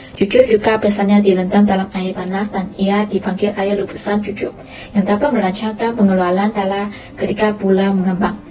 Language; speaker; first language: Malay; non-native, local second language; Chinese